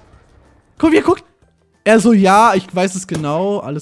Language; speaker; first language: German; native; German